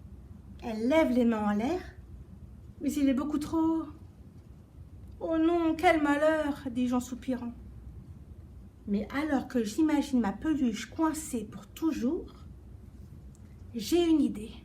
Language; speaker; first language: French; native; French